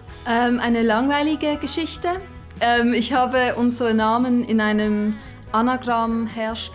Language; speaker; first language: German; non-native, local second language; English